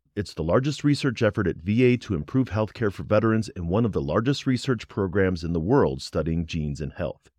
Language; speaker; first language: English; native; English